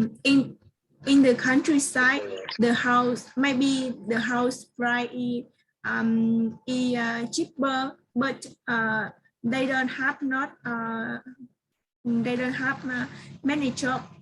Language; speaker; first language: English; non-native, learner; Vietnamese